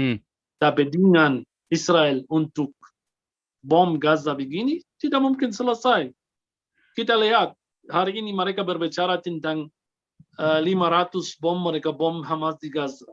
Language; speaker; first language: Indonesian; non-native, fluent; Arabic